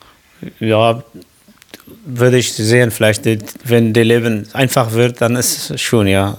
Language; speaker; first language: German; non-native, learner; Arabic